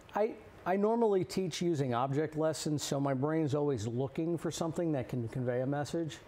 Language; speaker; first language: English; native; English